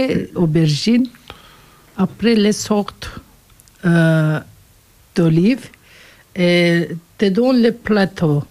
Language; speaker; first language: French; non-native, learner; Turkish